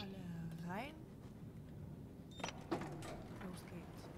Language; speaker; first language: German; native; German